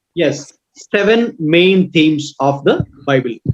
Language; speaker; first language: English; non-native, local second language; Telugu